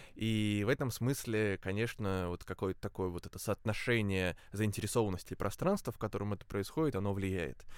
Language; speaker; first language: Russian; native; Russian